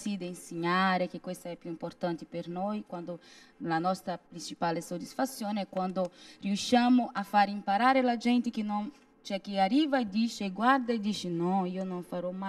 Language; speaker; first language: Italian; non-native, fluent; Portuguese